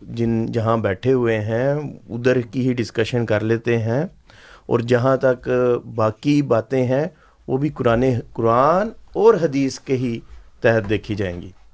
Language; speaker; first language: Urdu; native; Urdu